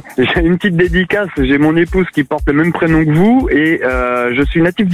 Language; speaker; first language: French; native; French